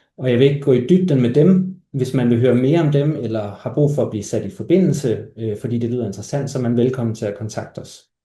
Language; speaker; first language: Danish; native; Danish